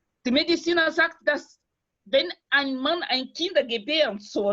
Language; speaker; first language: German; non-native, fluent; Portuguese